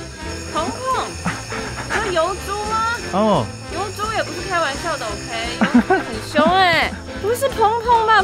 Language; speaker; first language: Chinese; native; Chinese